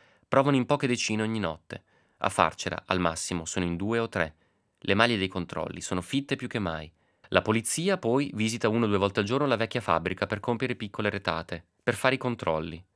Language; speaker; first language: Italian; native; Italian